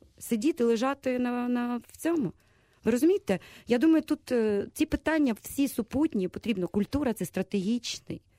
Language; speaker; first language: Ukrainian; native; Ukrainian